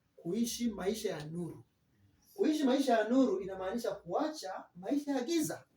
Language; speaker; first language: Swahili; non-native, local second language; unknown